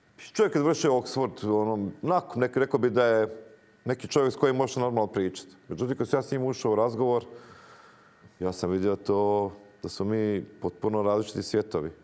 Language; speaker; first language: Croatian; native; Croatian